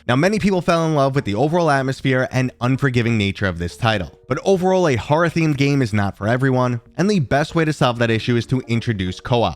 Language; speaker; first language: English; native; English